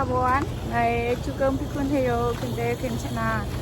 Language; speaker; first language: Korean; non-native, learner; Khmer